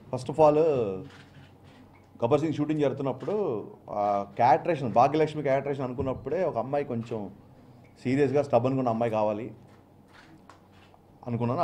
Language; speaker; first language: Telugu; native; Telugu